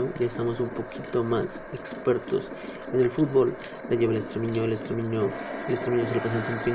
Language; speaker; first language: Spanish; native; Spanish